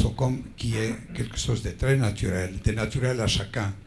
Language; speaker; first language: French; non-native, fluent; Greek